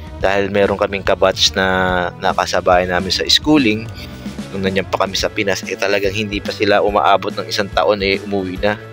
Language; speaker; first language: Filipino; native; Filipino